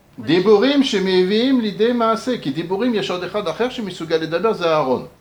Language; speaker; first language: Hebrew; native; Hebrew